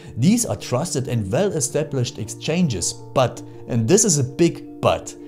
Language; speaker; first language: English; non-native, fluent; German